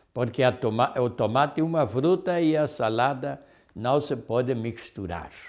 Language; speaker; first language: Portuguese; non-native, fluent; Spanish